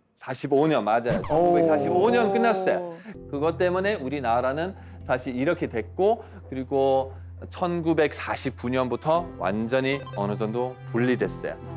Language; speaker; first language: Korean; non-native, fluent; German